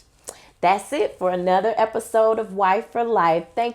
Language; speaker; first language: English; native; English